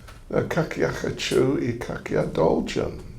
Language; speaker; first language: Russian; non-native, learner; English